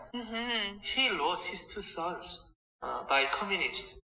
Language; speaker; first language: English; non-native, fluent; Korean